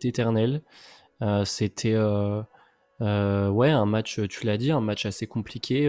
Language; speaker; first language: French; native; French